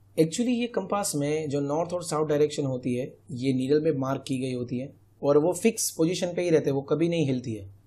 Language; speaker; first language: Hindi; non-native, local second language; Gujarati